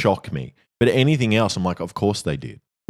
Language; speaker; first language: English; native; English